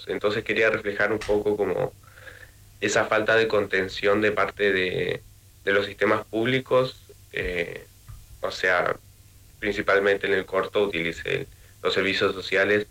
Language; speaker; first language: Spanish; native; Spanish